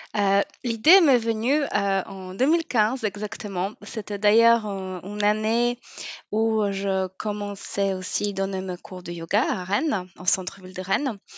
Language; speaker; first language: French; non-native, fluent; Polish